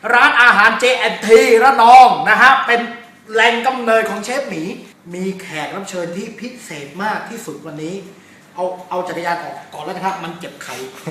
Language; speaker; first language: Thai; native; Thai